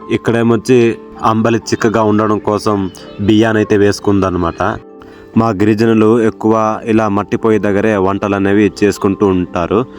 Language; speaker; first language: Telugu; non-native, local second language; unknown